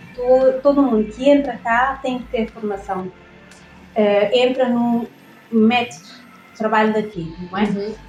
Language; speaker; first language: Portuguese; non-native, local second language; Kabuverdianu